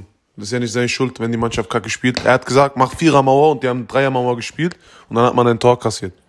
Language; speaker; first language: German; native; German